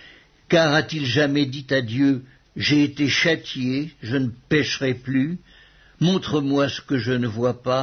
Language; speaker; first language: French; native; French